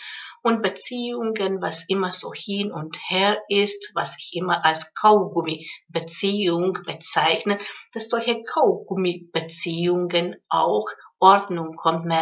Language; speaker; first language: German; non-native, fluent; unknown